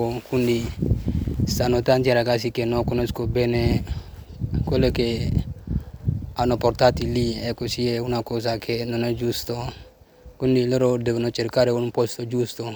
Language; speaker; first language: Italian; non-native, learner; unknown